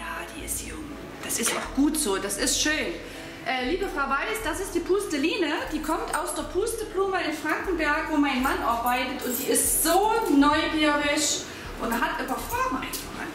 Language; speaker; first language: German; native; German